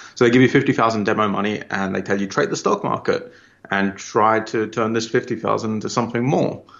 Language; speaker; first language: English; native; English